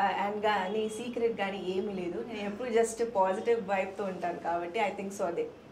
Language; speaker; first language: Telugu; non-native, local second language; Hindi